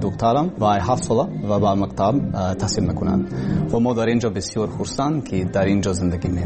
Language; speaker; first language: Persian; non-native, learner; English